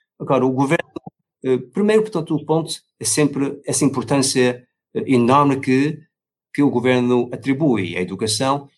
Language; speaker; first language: Portuguese; non-native, fluent; Chinese